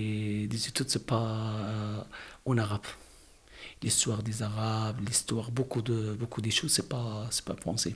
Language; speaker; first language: French; non-native, learner; Arabic